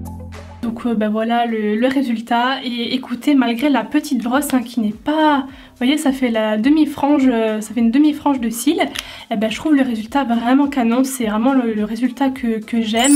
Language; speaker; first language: French; native; French